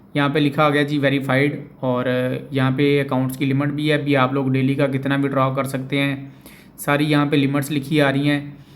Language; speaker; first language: Urdu; non-native, local second language; Punjabi